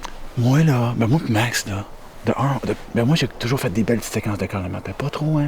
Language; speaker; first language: French; native; French